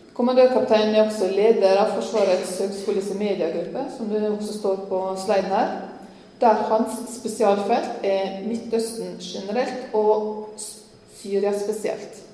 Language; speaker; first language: Norwegian; native; Norwegian